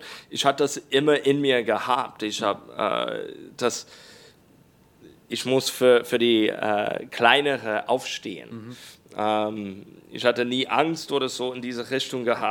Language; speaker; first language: German; non-native, learner; English